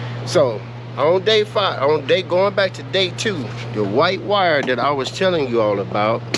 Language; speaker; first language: English; native; English